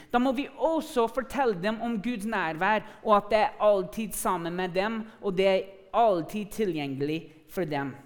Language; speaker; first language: Norwegian; non-native, fluent; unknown